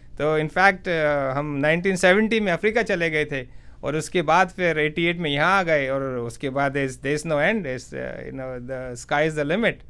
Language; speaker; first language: Hindi; native; Hindi